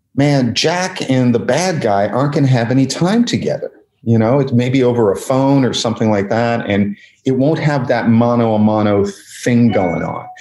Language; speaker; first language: English; native; English